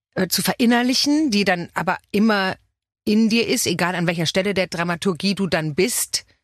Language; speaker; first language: German; native; German